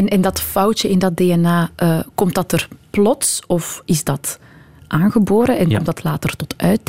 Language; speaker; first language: Dutch; native; Dutch